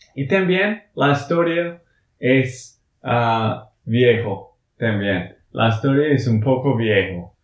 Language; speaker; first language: Spanish; non-native, learner; English